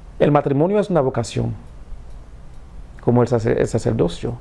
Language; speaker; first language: Spanish; non-native, fluent; Haitian Creole